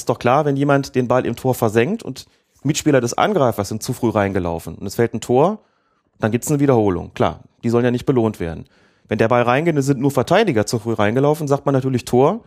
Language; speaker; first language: German; native; German